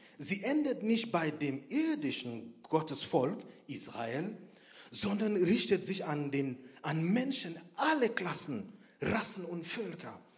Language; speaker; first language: German; non-native, fluent; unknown